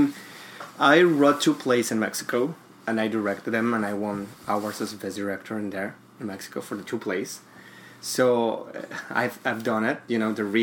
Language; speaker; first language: English; non-native, fluent; Spanish